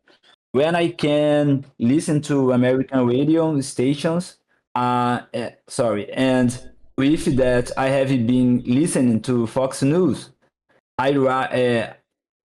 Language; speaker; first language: English; non-native, learner; Portuguese